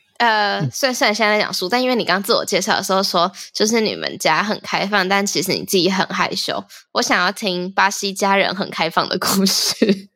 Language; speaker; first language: Chinese; native; Chinese